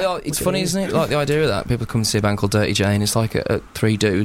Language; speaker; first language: English; native; English